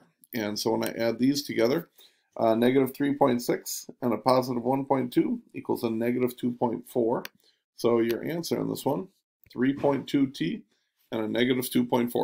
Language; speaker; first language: English; native; English